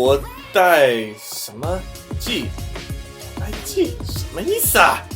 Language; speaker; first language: Chinese; non-native, fluent; English